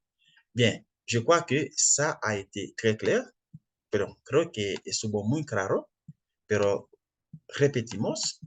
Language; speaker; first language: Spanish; non-native, fluent; French